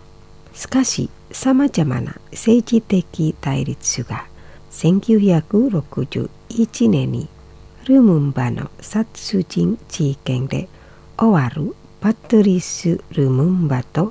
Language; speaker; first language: Japanese; non-native, fluent; Indonesian